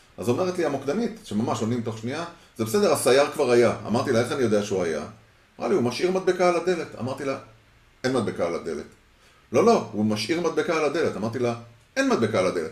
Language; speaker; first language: Hebrew; early bilingual, heritage; Hebrew